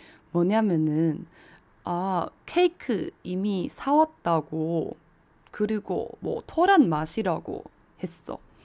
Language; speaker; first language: Korean; non-native, fluent; Chinese